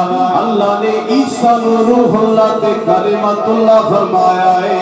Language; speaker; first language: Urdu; non-native, local second language; Punjabi